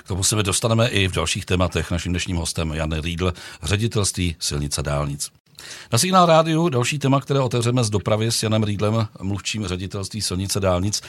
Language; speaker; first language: Czech; native; Czech